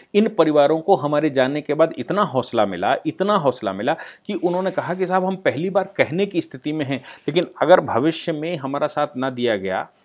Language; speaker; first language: Hindi; native; Hindi